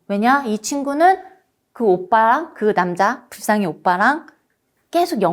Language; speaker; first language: Korean; native; Korean